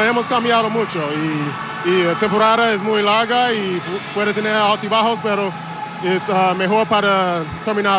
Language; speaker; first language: Spanish; non-native, learner; English